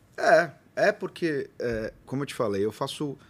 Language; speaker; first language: Portuguese; native; Portuguese